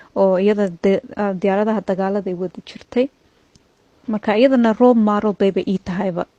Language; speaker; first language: Somali; early bilingual, heritage; Somali